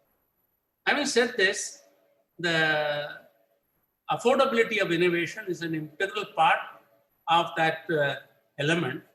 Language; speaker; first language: English; non-native, local second language; Tamil